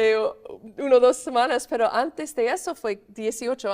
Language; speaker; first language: Spanish; non-native, fluent; English